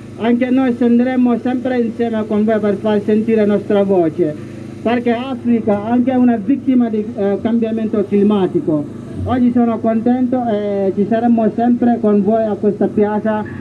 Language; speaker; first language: Italian; non-native, learner; Mandingo